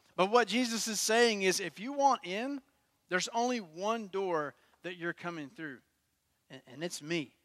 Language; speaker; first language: English; native; English